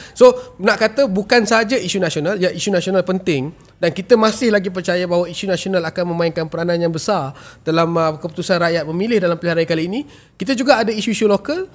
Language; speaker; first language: Malay; native; Malay